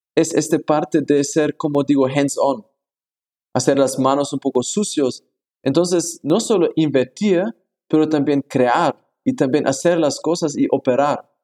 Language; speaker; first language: Spanish; non-native, fluent; German